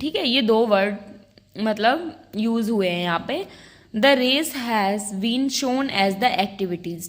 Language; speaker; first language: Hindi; native; Hindi